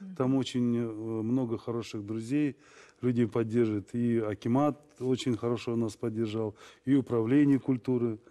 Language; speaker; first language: Russian; non-native, local second language; Kazakh